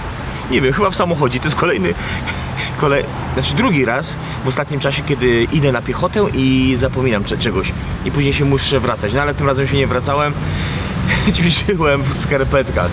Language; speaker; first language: Polish; native; Polish